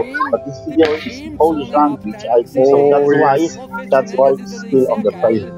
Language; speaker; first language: English; non-native, learner; Polish